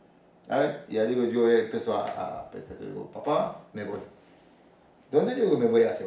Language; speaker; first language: Spanish; non-native, learner; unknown